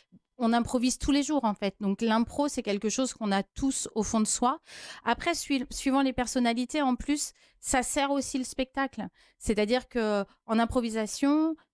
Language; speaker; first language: French; native; French